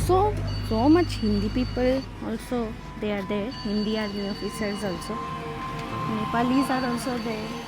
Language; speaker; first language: English; non-native, local second language; Malayalam